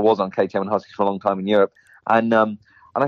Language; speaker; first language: English; native; English